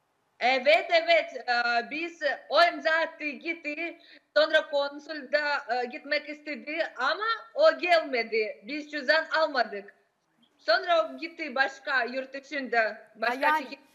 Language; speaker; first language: Turkish; non-native, learner; Russian